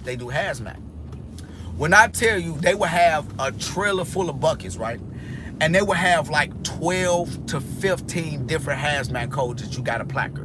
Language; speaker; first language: English; native; English